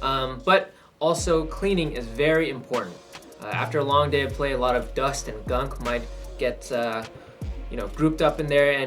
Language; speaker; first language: English; native; English